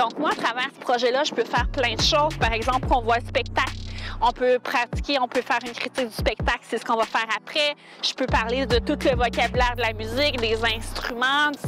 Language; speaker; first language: French; native; French